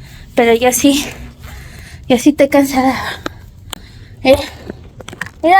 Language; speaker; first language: Spanish; early bilingual, heritage; Spanish